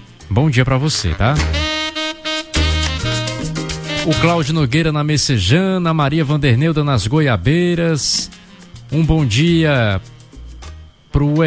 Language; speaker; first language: Portuguese; native; Portuguese